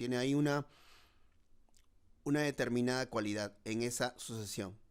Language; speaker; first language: Spanish; native; Spanish